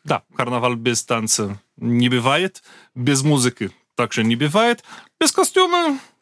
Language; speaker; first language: Russian; non-native, learner; Portuguese